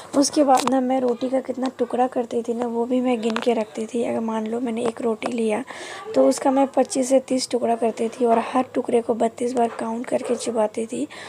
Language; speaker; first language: Hindi; non-native, local second language; Bangla